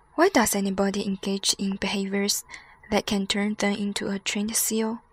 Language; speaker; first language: English; non-native, fluent; Chinese